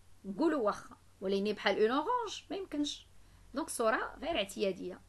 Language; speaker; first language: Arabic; native; Arabic